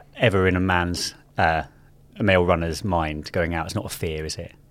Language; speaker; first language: English; native; English